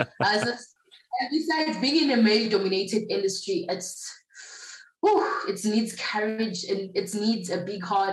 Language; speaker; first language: English; non-native, local second language; Zulu